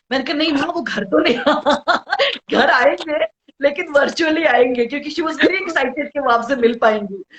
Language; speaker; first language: Hindi; non-native, local second language; Bangla